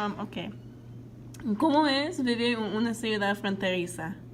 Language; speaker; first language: Spanish; non-native, learner; English